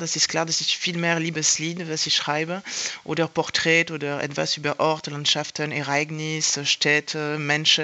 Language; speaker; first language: German; non-native, fluent; French